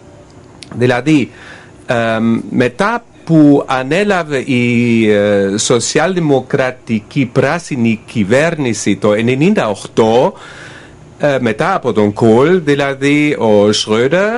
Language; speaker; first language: Greek; non-native, fluent; German